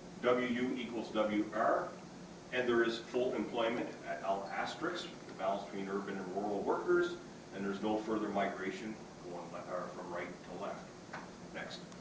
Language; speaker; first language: English; native; English